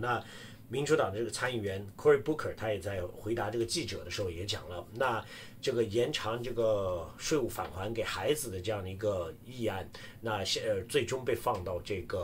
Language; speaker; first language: Chinese; native; Chinese